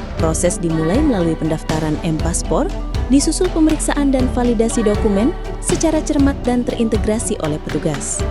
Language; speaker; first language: Indonesian; native; Indonesian